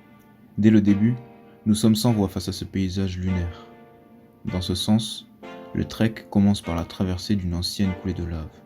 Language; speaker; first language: French; native; French